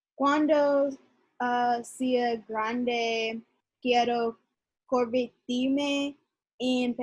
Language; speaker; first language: Spanish; non-native, learner; English